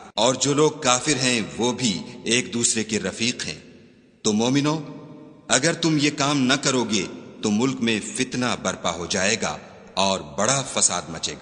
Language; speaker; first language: Urdu; native; Urdu